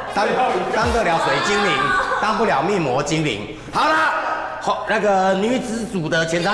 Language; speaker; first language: Chinese; native; Chinese